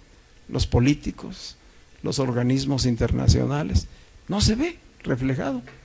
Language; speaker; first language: Spanish; native; Spanish